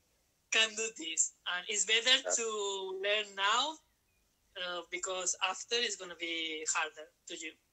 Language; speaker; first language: English; non-native, learner; Spanish